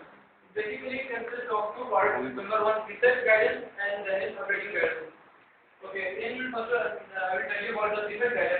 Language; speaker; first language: English; non-native, learner; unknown